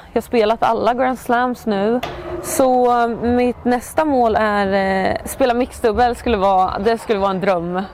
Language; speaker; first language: Swedish; native; Swedish